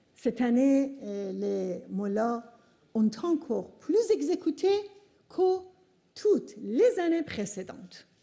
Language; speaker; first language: French; non-native, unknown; Persian